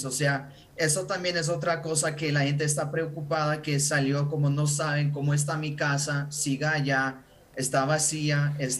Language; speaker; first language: Spanish; non-native, fluent; Ukrainian